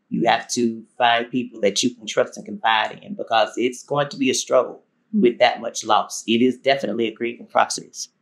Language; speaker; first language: English; native; English